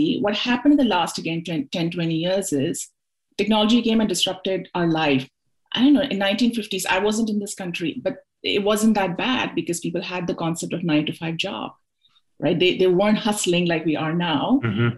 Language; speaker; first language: English; non-native, local second language; Hindi